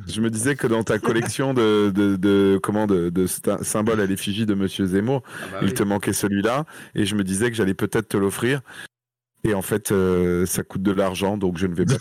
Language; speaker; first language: French; native; French